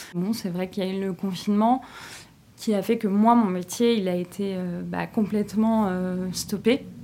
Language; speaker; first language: French; native; French